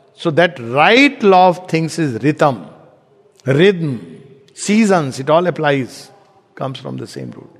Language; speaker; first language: English; non-native, local second language; Hindi